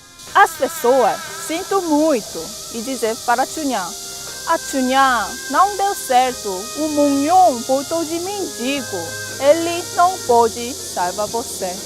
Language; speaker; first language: Portuguese; non-native, fluent; Korean